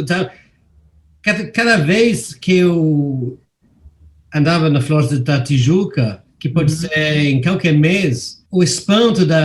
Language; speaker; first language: Portuguese; non-native, fluent; English